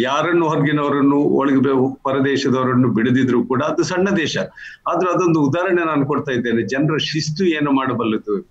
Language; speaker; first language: Kannada; non-native, local second language; Tulu